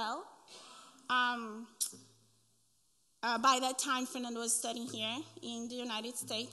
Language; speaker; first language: English; non-native, fluent; Portuguese